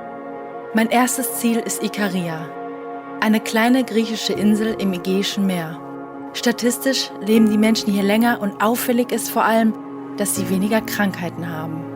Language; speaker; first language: German; native; German